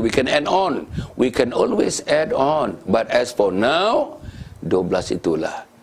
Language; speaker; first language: English; non-native, local second language; Malay